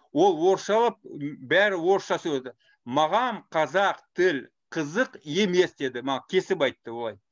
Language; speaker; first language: Kazakh; non-native, fluent; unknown